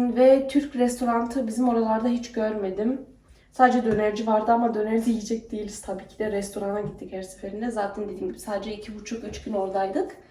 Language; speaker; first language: Turkish; early bilingual, heritage; Turkish